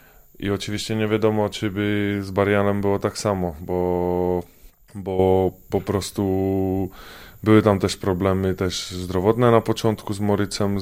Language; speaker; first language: Polish; non-native, fluent; Czech